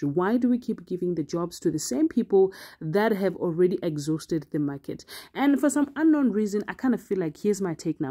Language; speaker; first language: English; non-native, local second language; Zulu